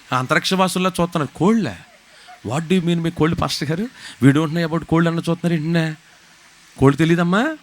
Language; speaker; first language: Telugu; native; Telugu